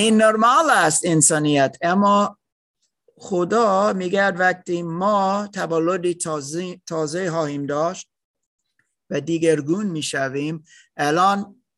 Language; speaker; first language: Persian; non-native, learner; English